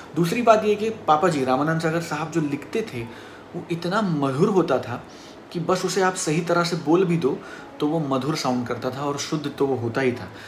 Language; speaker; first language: Hindi; non-native, local second language; Marathi